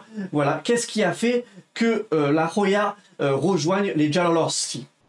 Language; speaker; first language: French; native; French